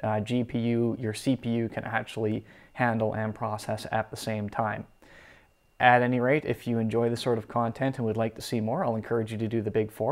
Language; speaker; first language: English; native; English